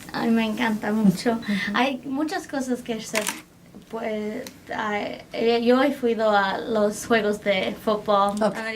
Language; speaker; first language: Spanish; early bilingual, heritage; Spanish